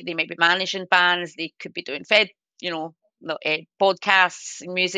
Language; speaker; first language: English; native; English